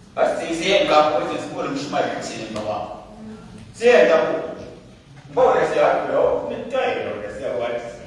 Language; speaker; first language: Zulu; non-native, local second language; Swati